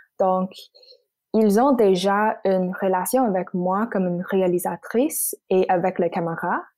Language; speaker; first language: French; non-native, local second language; English